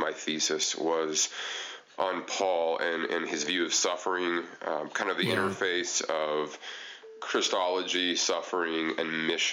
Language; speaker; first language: English; native; English